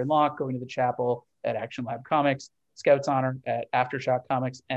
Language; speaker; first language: English; native; English